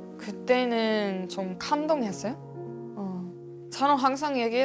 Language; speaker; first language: Korean; non-native, learner; English